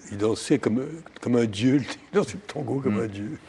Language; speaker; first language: French; native; French